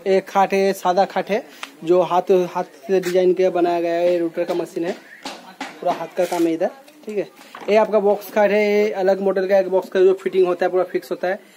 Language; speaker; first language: Hindi; non-native, local second language; Bangla